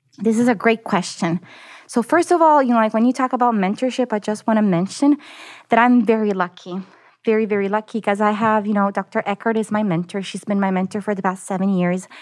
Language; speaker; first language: English; non-native, fluent; Italian